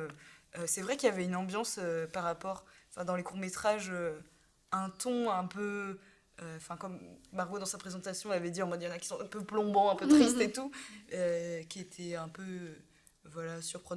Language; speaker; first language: French; native; French